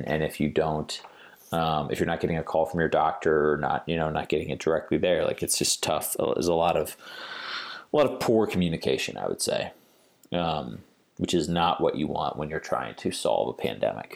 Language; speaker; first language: English; native; English